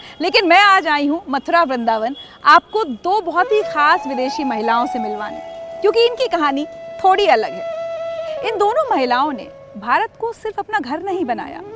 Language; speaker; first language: Hindi; native; Hindi